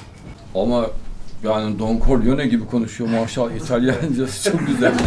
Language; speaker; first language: Turkish; native; Turkish